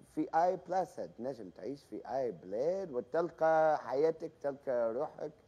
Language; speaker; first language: Arabic; non-native, fluent; English